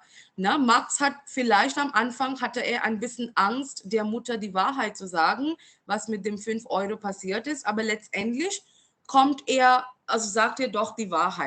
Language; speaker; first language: German; non-native, fluent; Marathi